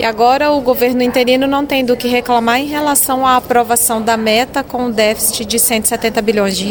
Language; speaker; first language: Portuguese; native; Portuguese